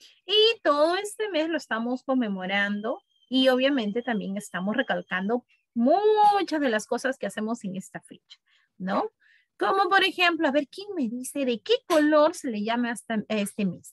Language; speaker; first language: Spanish; native; Spanish